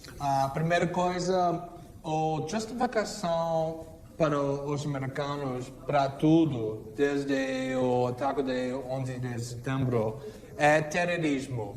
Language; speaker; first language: Portuguese; non-native, fluent; English